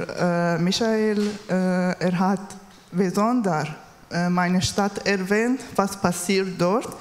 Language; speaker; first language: German; non-native, learner; Kurdish